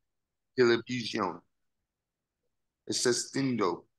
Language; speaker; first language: Portuguese; non-native, learner; English